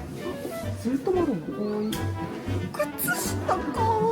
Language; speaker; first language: Japanese; native; Japanese